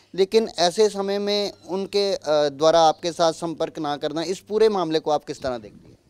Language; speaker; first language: Hindi; non-native, local second language; Punjabi